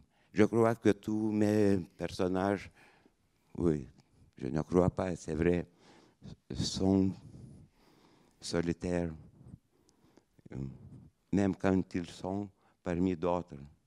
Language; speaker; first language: French; non-native, fluent; Lithuanian